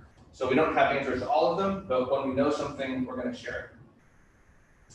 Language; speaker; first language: English; native; English